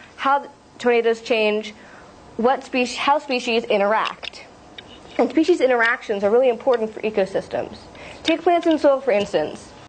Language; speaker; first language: English; native; English